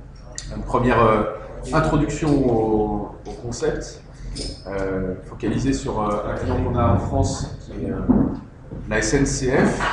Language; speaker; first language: French; native; French